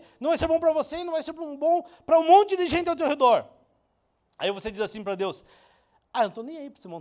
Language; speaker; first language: Portuguese; native; Portuguese